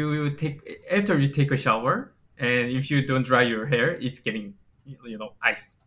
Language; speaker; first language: English; non-native, fluent; Korean